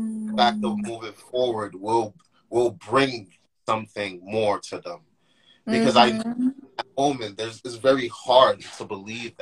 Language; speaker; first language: English; native; English